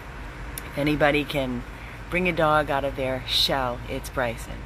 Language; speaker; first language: English; native; English